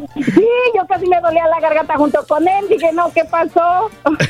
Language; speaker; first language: Spanish; native; Spanish